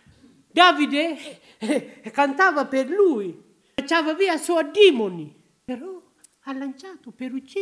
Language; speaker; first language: Italian; non-native, learner; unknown